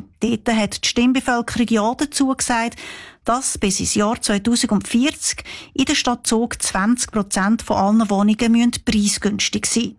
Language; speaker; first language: German; native; German